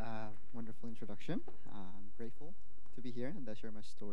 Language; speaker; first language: English; non-native, fluent; Korean